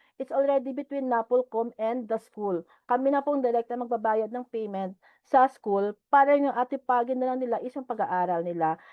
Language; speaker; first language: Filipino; non-native, local second language; Hiligaynon